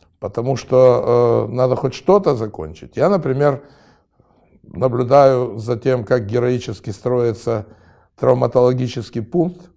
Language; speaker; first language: Russian; native; Russian